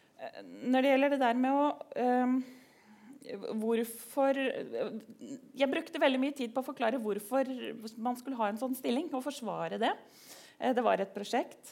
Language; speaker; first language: Norwegian; native; Norwegian